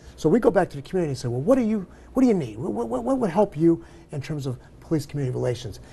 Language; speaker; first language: English; native; English